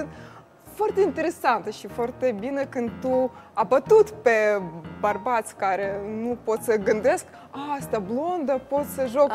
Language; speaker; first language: Romanian; non-native, learner; Russian